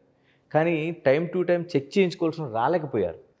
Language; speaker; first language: Telugu; native; Telugu